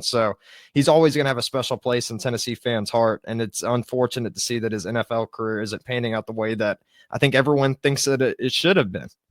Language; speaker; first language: English; native; English